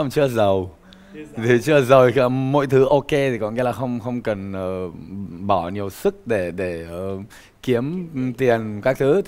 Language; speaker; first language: Vietnamese; non-native, fluent; Romanian